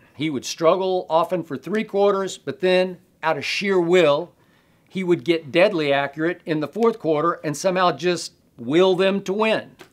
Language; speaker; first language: English; native; English